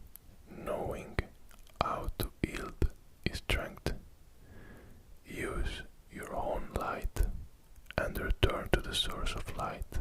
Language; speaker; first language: English; non-native, fluent; Italian